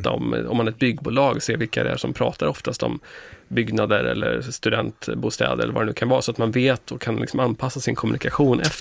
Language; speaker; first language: Swedish; native; Swedish